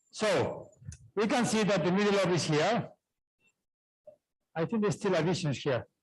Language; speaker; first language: English; non-native, fluent; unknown